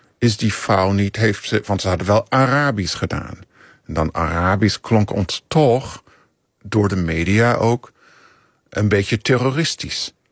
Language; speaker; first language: Dutch; non-native, fluent; English